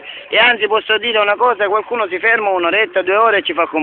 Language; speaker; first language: Italian; native; Italian